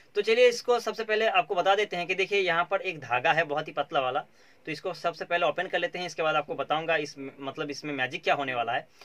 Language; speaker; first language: Hindi; non-native, local second language; Bangla